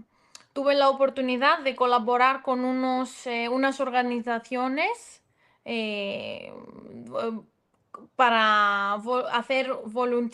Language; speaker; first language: Spanish; non-native, fluent; Greek